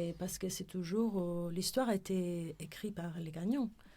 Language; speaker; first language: French; non-native, fluent; Spanish